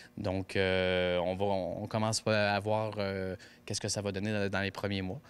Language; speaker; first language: French; native; French